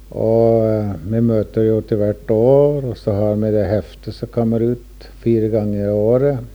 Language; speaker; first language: Norwegian; early bilingual, heritage; Norwegian